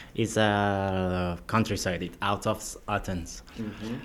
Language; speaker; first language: English; non-native, learner; Persian